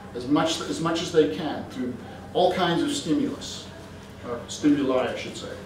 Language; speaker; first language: English; native; English